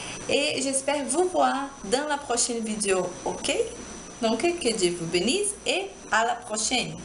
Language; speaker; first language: French; non-native, learner; Portuguese